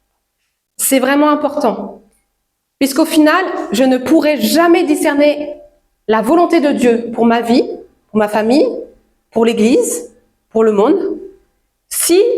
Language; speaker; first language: French; native; French